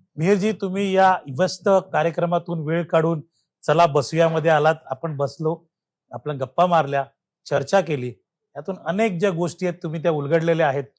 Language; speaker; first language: Marathi; native; Marathi